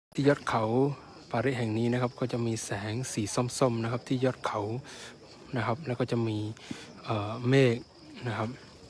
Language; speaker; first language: Thai; non-native, local second language; Malay